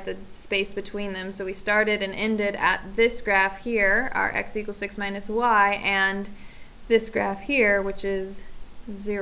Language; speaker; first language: English; native; English